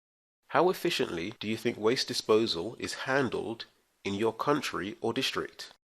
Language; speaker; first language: English; native; English